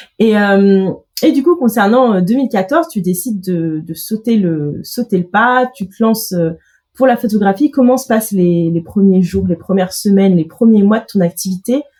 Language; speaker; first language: French; native; French